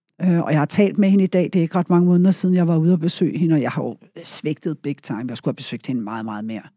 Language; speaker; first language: Danish; native; Danish